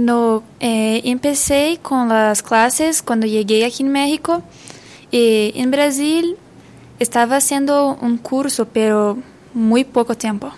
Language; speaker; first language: Spanish; non-native, learner; Portuguese